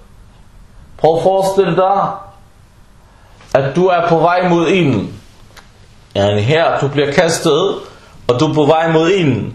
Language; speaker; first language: Danish; non-native, fluent; Arabic